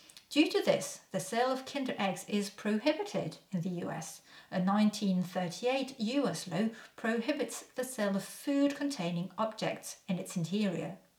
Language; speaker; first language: English; non-native, fluent; French